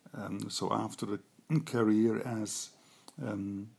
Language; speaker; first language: English; non-native, fluent; Dutch